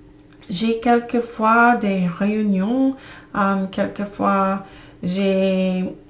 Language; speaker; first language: French; non-native, learner; English